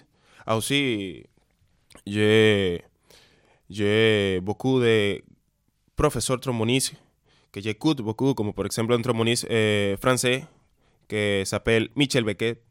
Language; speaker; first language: French; non-native, learner; Spanish